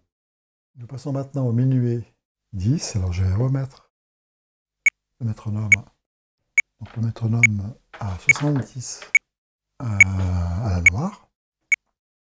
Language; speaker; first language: French; native; French